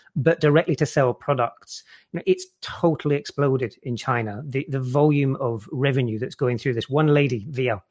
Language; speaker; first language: English; native; English